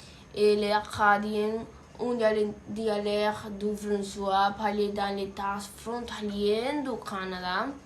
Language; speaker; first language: French; non-native, learner; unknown